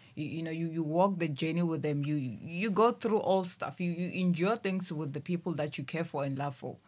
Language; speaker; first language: English; non-native, local second language; Venda